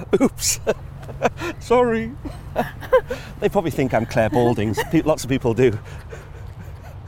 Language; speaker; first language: English; native; English